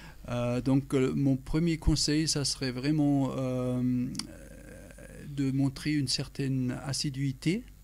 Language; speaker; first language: French; non-native, fluent; German